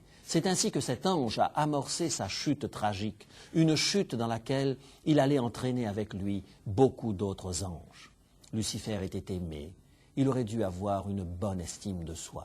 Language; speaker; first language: French; native; French